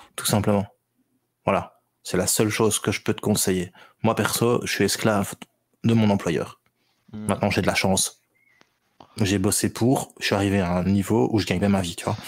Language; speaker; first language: French; native; French